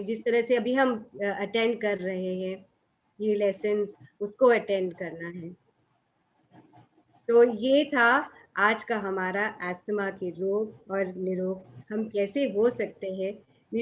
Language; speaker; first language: Hindi; native; Hindi